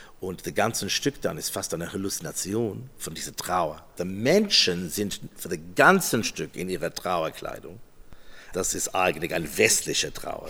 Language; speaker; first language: German; non-native, fluent; English